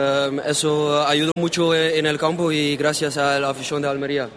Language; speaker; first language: Spanish; non-native, learner; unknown